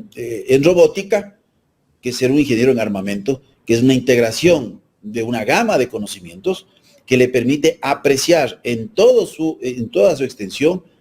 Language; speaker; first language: Spanish; native; Spanish